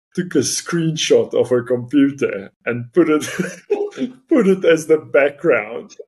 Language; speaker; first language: English; non-native, local second language; Afrikaans